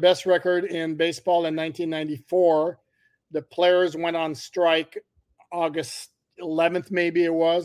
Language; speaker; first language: English; non-native, fluent; French